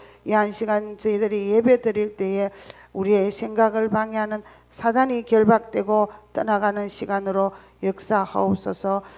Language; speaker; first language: Korean; native; Korean